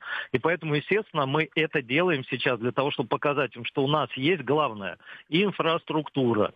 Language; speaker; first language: Russian; native; Russian